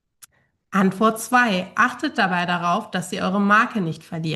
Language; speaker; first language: German; native; German